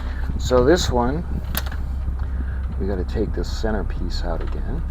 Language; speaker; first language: English; native; English